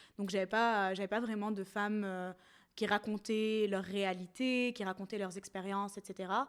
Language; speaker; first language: French; non-native, local second language; Arabic